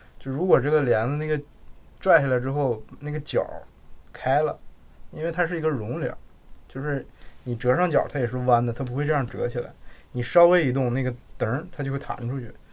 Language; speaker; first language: Chinese; native; Chinese